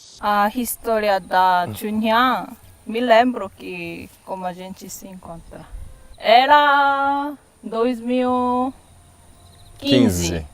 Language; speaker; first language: Portuguese; non-native, fluent; Korean